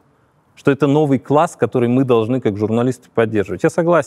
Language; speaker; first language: Russian; native; Russian